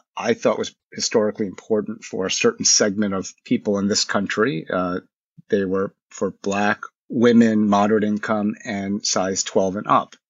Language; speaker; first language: English; early bilingual, other home language; Korean